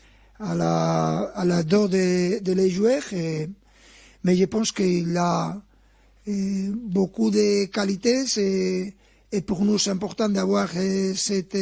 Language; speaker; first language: French; non-native, fluent; Spanish